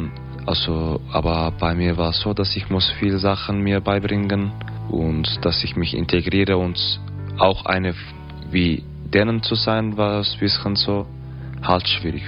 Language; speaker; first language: German; non-native, learner; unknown